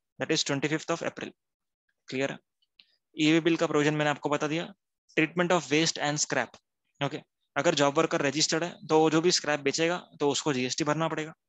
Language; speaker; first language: Hindi; non-native, local second language; Gujarati